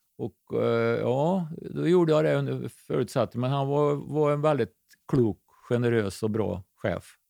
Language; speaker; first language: Swedish; native; Swedish